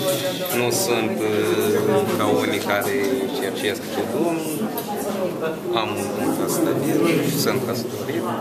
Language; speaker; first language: Romanian; non-native, learner; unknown